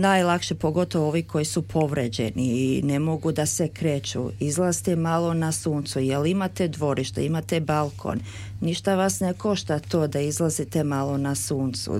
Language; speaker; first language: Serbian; early bilingual, heritage; Serbian